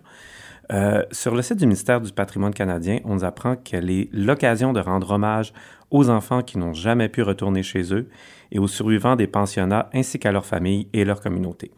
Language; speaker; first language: French; native; French